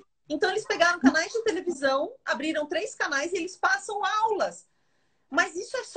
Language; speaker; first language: Portuguese; native; Portuguese